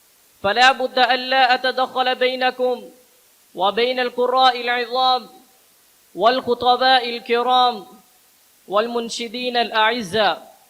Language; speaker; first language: Arabic; non-native, learner; Urdu